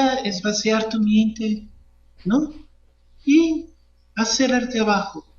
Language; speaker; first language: Spanish; non-native, learner; Portuguese